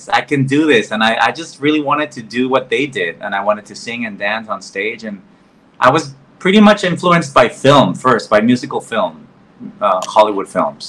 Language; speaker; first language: English; non-native, fluent; Spanish